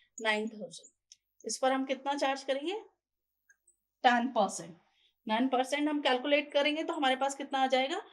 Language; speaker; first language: Hindi; native; Hindi